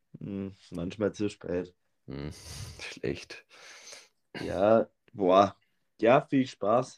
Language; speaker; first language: German; native; German